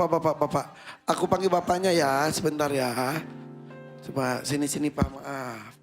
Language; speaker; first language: Indonesian; native; Indonesian